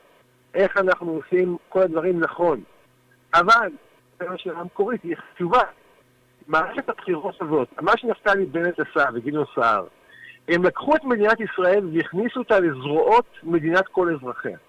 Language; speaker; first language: Hebrew; native; Hebrew